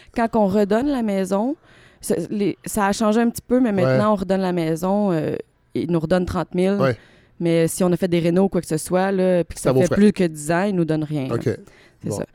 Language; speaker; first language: French; native; French